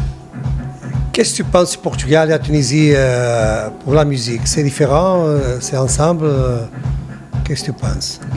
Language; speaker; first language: French; non-native, learner; Portuguese